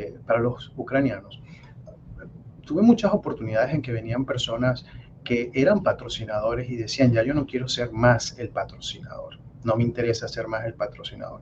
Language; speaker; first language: Spanish; native; Spanish